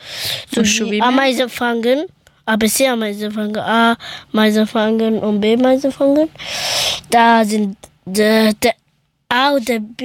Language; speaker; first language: German; early bilingual, other home language; Persian